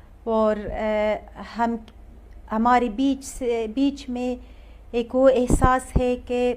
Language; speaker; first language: Hindi; non-native, learner; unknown